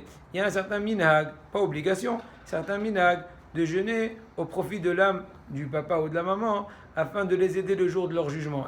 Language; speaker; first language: French; native; French